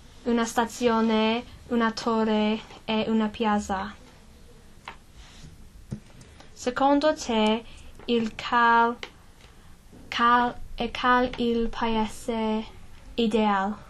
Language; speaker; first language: Italian; non-native, learner; English